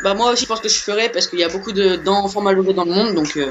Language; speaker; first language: French; native; French